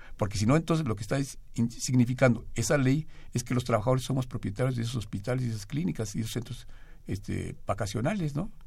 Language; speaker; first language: Spanish; native; Spanish